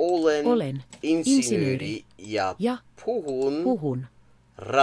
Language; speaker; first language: Finnish; non-native, learner; English